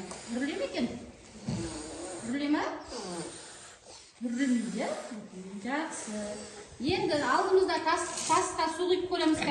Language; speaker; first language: Kazakh; native; Kazakh